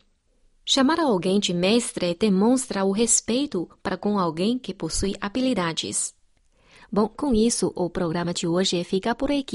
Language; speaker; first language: Portuguese; non-native, fluent; Chinese